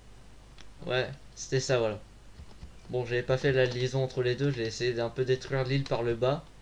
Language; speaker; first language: French; native; French